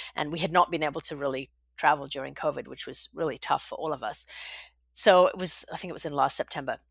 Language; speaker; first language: English; native; English